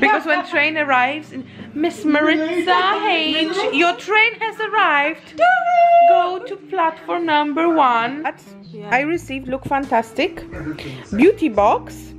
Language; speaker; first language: English; non-native, fluent; Polish